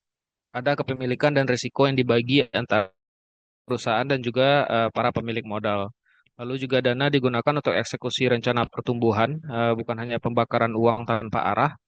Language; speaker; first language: Indonesian; native; Indonesian